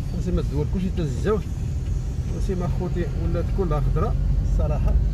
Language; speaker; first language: Arabic; non-native, local second language; Riffian